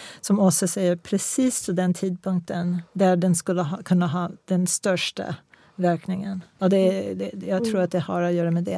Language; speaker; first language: Swedish; non-native, fluent; English